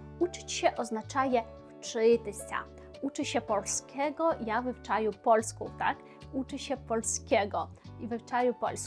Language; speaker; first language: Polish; non-native, learner; Ukrainian